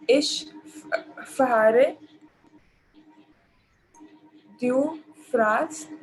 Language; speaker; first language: German; non-native, learner; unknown